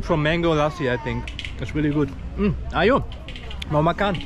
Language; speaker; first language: English; non-native, fluent; German